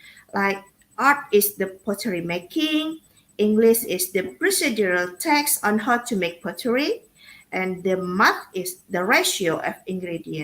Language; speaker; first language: English; non-native, fluent; Indonesian